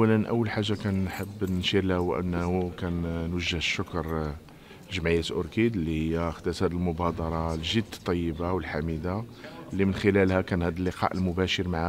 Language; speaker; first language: Arabic; native; Arabic